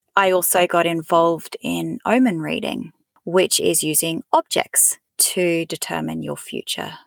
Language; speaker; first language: English; native; English